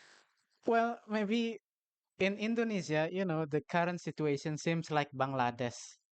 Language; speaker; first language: English; non-native, learner; Indonesian